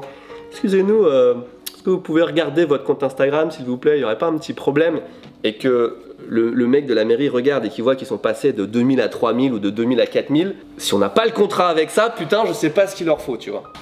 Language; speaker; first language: French; native; French